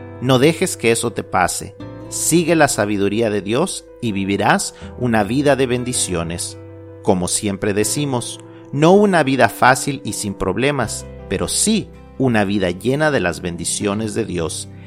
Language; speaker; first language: Spanish; native; Spanish